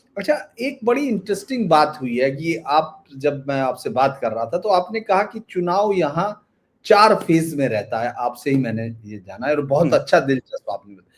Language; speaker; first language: Hindi; native; Hindi